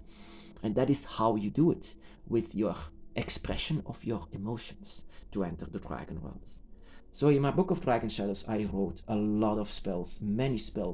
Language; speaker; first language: English; non-native, fluent; Dutch